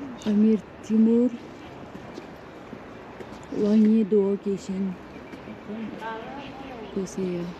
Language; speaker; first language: Korean; non-native, fluent; Uzbek